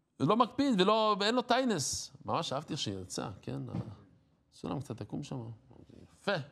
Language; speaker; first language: Hebrew; non-native, fluent; English